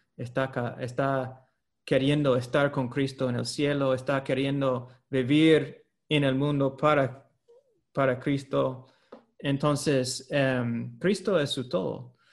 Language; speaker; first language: Spanish; non-native, fluent; English